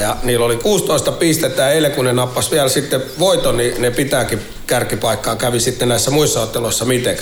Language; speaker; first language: Finnish; native; Finnish